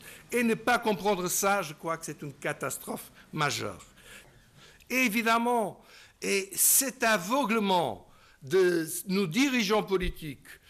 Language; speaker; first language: French; non-native, fluent; Portuguese